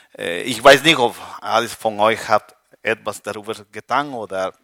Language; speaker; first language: German; non-native, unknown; Spanish